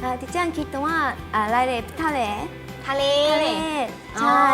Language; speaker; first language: Thai; non-native, learner; Japanese